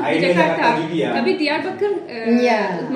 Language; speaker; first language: Indonesian; non-native, learner; Turkish